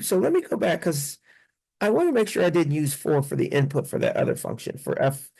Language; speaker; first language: English; native; English